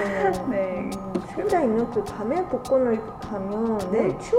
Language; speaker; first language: Korean; non-native, learner; Japanese